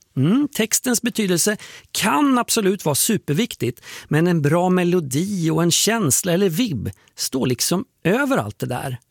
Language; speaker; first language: Swedish; native; Swedish